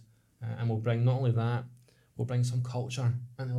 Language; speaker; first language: English; native; English